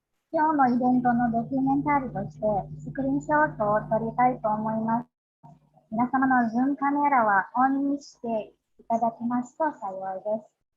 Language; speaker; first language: Japanese; non-native, fluent; Indonesian